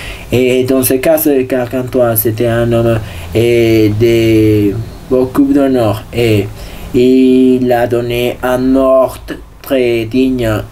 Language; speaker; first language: French; non-native, learner; Spanish